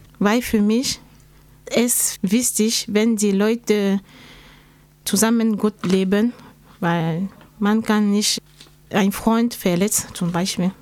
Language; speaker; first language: German; non-native, learner; French